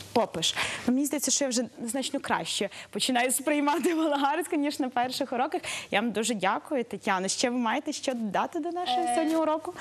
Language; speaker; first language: Ukrainian; native; Ukrainian